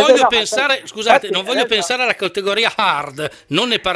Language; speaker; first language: Italian; native; Italian